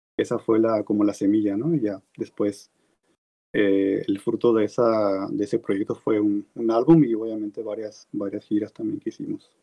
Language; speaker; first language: Spanish; native; Spanish